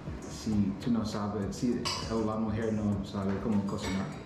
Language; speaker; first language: Spanish; non-native, learner; English